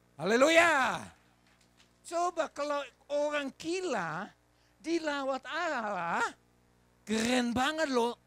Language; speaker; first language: Indonesian; non-native, fluent; English